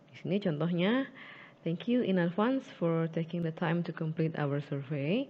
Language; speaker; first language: English; non-native, fluent; Indonesian